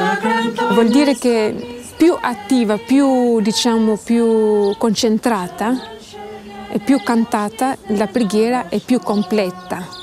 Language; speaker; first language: Italian; non-native, fluent; Albanian